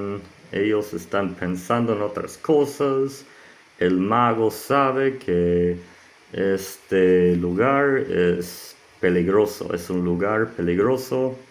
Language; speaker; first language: Spanish; non-native, learner; English